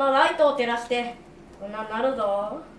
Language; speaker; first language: Japanese; native; Japanese